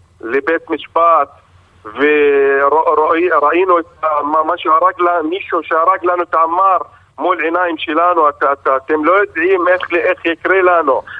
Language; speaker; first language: Hebrew; non-native, local second language; Arabic